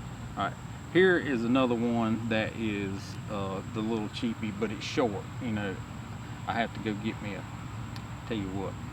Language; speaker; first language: English; native; English